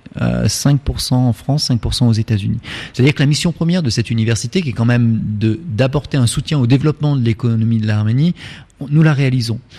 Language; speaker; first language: French; native; French